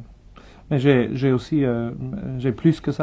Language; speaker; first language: French; non-native, fluent; English